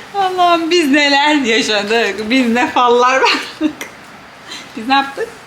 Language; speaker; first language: Turkish; native; Turkish